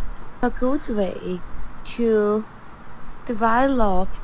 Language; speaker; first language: English; non-native, learner; Chinese